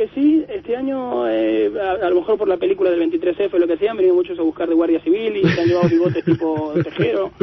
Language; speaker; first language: Spanish; native; Spanish